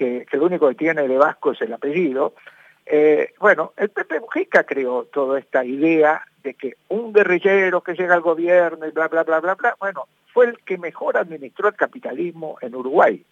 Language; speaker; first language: Spanish; native; Spanish